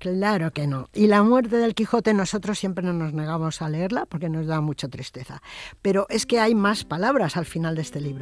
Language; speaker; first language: Spanish; native; Spanish